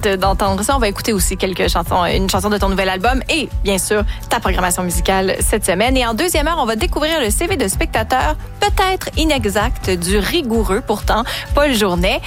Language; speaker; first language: French; native; French